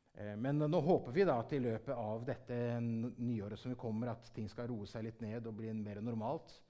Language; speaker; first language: Norwegian; early bilingual, heritage; Norwegian